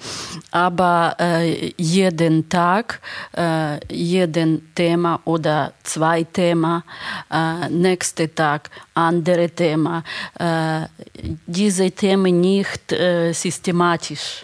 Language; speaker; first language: German; non-native, learner; Ukrainian